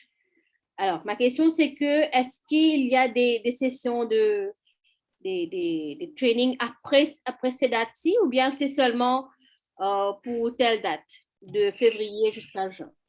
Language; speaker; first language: French; non-native, fluent; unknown